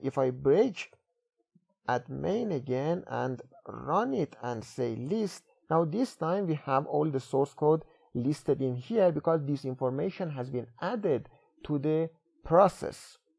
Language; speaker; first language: English; non-native, fluent; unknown